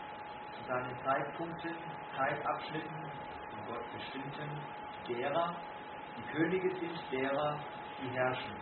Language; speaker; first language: German; native; German